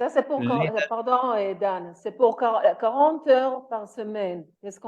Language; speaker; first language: French; non-native, learner; Hebrew